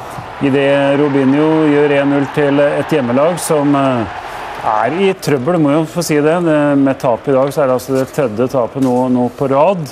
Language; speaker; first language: Norwegian; native; Norwegian